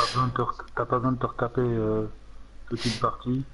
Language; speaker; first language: French; native; French